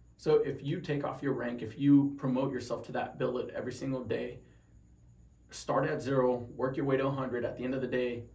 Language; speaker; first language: English; native; English